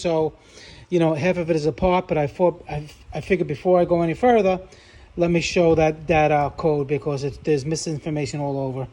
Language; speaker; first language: English; native; English